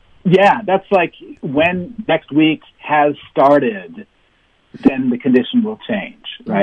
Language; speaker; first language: English; native; English